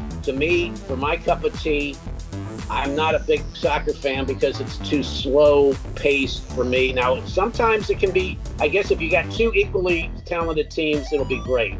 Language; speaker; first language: English; native; English